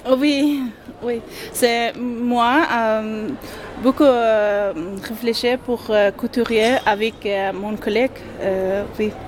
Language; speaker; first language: French; non-native, learner; Persian